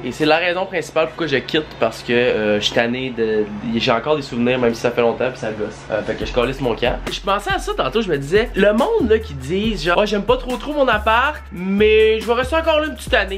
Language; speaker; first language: French; native; French